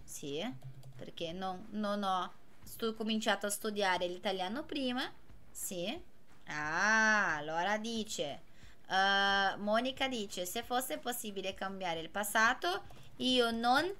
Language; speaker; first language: Italian; non-native, fluent; Portuguese